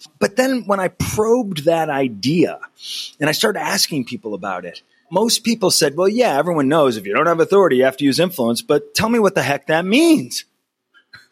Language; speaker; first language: English; native; English